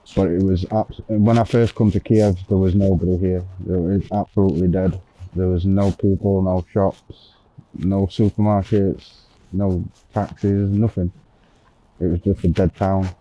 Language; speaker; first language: English; native; English